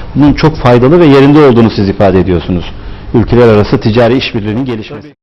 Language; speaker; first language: Turkish; native; Turkish